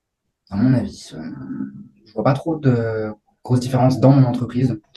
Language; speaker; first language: French; native; French